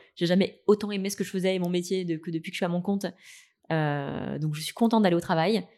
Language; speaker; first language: French; native; French